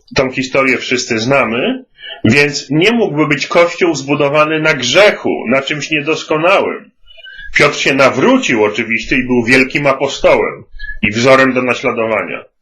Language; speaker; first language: Polish; native; Polish